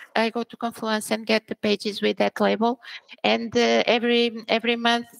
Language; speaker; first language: English; early bilingual, other home language; Portuguese